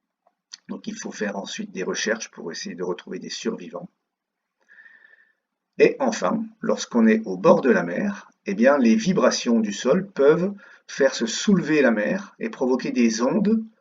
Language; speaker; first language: French; native; French